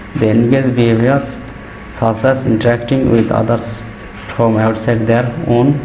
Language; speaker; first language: English; non-native, local second language; Bangla